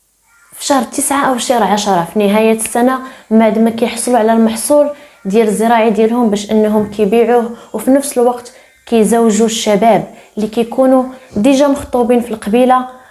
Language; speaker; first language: Arabic; native; Arabic